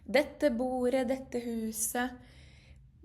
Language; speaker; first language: Norwegian; non-native, fluent; Portuguese